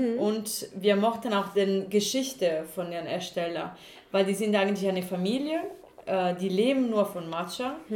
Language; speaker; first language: German; non-native, fluent; Italian